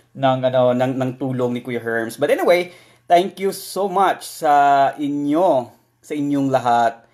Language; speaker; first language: Filipino; non-native, local second language; Masbatenyo